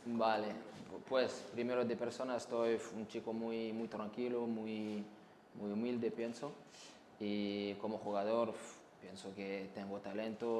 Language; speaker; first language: Spanish; non-native, fluent; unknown